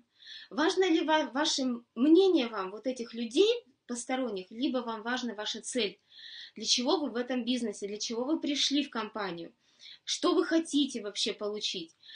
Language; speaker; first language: Russian; native; Russian